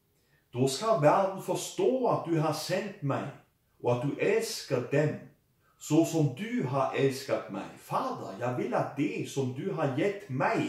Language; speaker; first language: Swedish; non-native, fluent; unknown